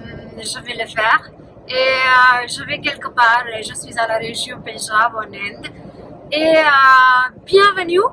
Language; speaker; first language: French; non-native, learner; Punjabi